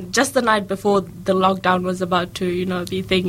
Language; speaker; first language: English; native; English